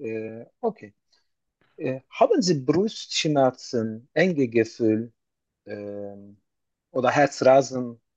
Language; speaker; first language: German; non-native, learner; Turkish